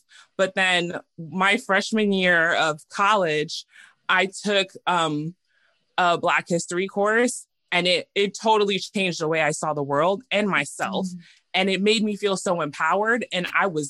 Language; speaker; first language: English; native; English